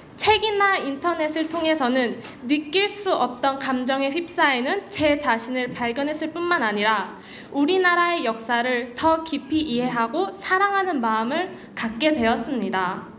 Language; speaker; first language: Korean; early bilingual, heritage; Korean